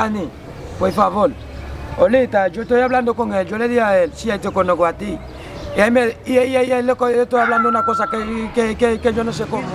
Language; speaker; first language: Spanish; non-native, learner; Haitian Creole